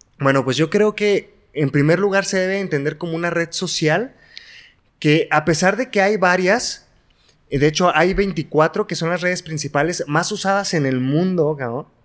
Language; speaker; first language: Spanish; native; Spanish